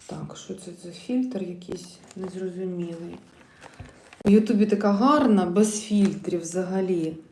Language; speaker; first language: Ukrainian; non-native, local second language; Russian